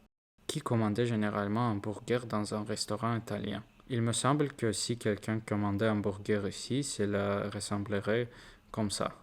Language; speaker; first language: French; non-native, learner; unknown